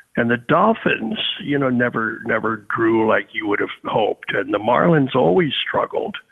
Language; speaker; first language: English; native; English